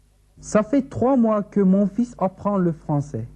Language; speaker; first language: French; non-native, learner; Turkish